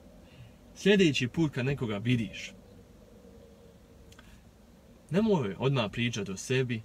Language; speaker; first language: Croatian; early bilingual, heritage; Croatian